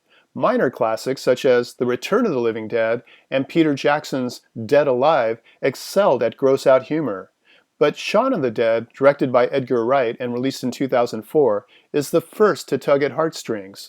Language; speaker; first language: English; native; English